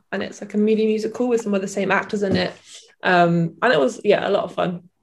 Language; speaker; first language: English; native; English